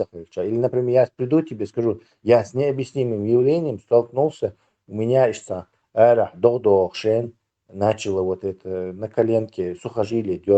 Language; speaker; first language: Russian; non-native, local second language; Chechen